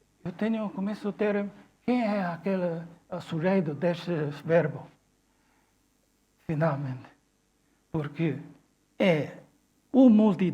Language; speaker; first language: Portuguese; non-native, fluent; Chinese